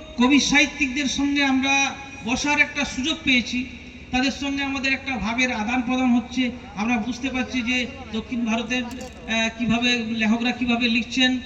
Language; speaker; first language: Bangla; non-native, local second language; Santali